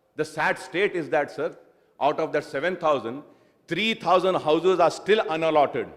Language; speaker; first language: English; non-native, local second language; Urdu